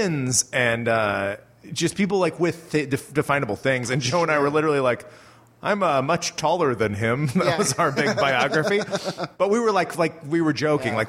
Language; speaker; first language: English; native; English